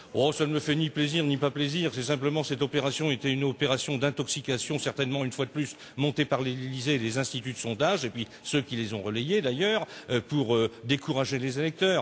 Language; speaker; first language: French; native; French